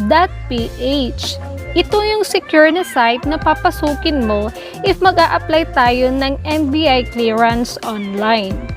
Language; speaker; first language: Filipino; non-native, local second language; Cebuano